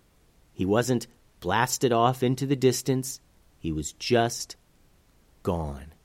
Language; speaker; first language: English; native; English